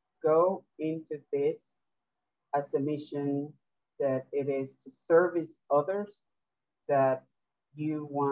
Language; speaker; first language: English; non-native, fluent; Spanish